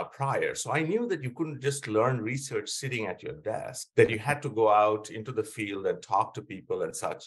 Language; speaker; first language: English; non-native, local second language; Bangla